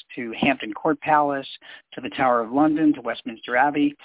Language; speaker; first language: English; native; English